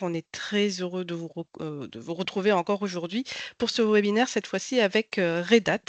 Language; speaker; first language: French; native; French